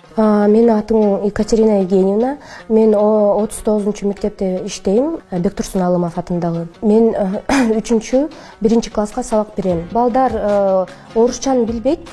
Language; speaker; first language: Kyrgyz; non-native, local second language; Russian